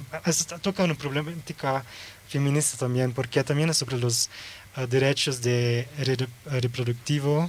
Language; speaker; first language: Spanish; early bilingual, heritage; Dutch